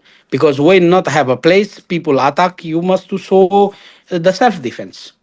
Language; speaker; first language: English; non-native, learner; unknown